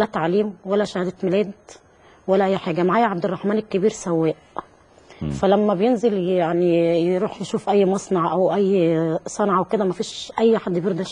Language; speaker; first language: Arabic; native; Arabic